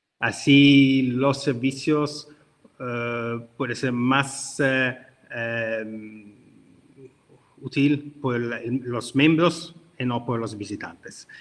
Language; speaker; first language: Spanish; non-native, learner; Italian